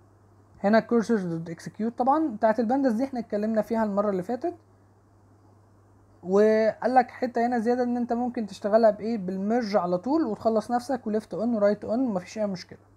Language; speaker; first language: Arabic; native; Arabic